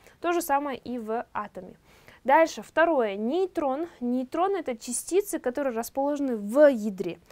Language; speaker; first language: Russian; non-native, local second language; Kazakh